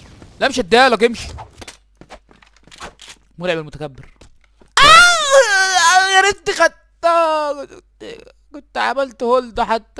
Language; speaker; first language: Arabic; native; Arabic